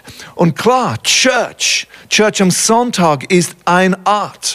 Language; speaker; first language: German; non-native, fluent; English